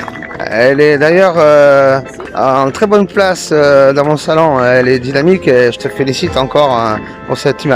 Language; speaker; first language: French; native; French